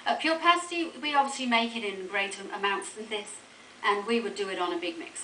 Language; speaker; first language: English; native; English